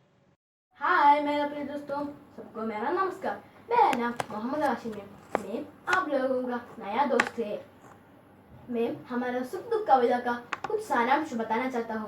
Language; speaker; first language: Hindi; non-native, learner; Malayalam